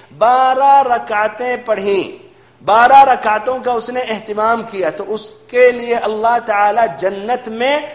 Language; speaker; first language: Urdu; native; Urdu